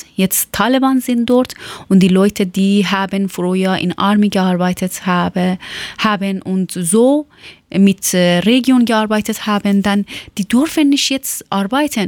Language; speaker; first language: German; non-native, fluent; Persian